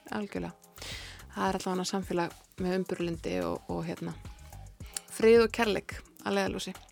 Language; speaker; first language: Icelandic; native; Icelandic